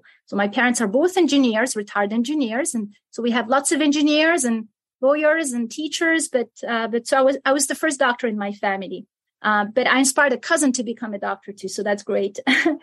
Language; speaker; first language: English; non-native, fluent; Arabic